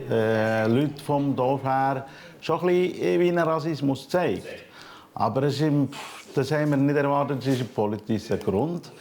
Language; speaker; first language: German; non-native, learner; Tamil